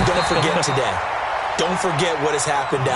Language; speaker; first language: English; native; English